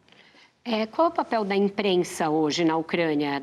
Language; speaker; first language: Portuguese; native; Portuguese